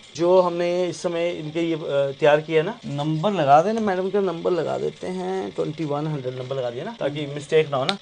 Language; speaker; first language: Hindi; native; Hindi